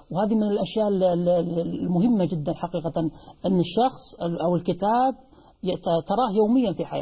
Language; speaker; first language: Arabic; native; Arabic